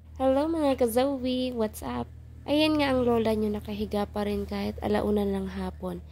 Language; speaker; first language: Filipino; non-native, local second language; Bikol